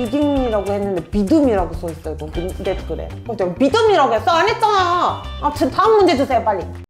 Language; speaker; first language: Korean; non-native, fluent; Turkish